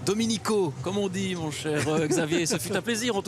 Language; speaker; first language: French; native; French